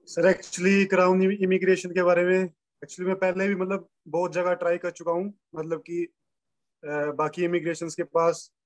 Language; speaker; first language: Hindi; native; Hindi